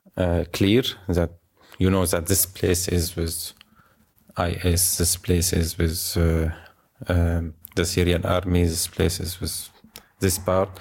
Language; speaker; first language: English; non-native, fluent; Arabic